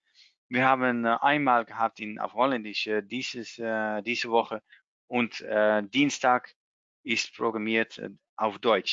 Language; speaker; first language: German; non-native, learner; Dutch